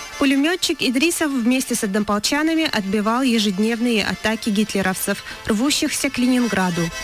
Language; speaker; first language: Russian; non-native, local second language; Chechen